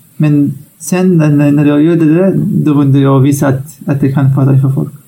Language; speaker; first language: Swedish; non-native, fluent; Arabic